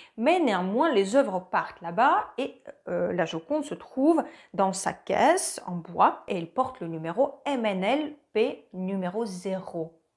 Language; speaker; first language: French; non-native, fluent; Russian